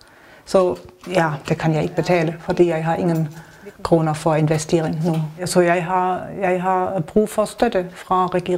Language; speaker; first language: Danish; non-native, learner; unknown